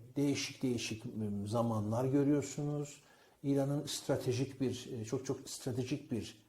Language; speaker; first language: Turkish; non-native, fluent; Persian